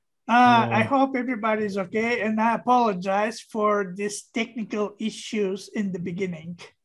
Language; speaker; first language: English; non-native, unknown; Bulgarian